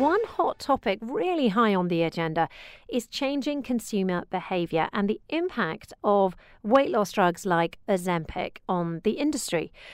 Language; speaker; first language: English; native; English